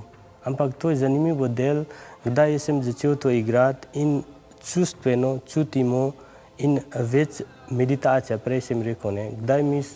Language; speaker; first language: Slovenian; non-native, learner; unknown